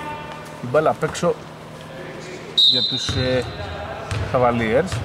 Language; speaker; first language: Greek; native; Greek